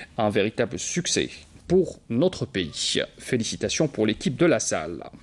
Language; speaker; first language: French; non-native, local second language; Arabic